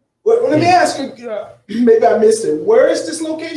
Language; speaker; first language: English; native; English